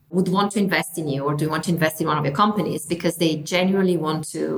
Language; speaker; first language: English; non-native, fluent; Italian